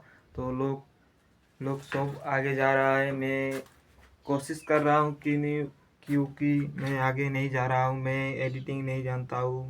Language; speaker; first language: Hindi; non-native, local second language; Bangla